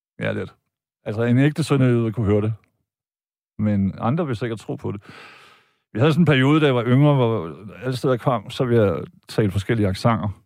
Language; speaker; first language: Danish; native; Danish